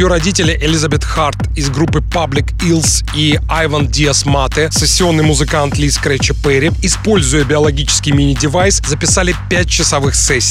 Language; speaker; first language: Russian; native; Russian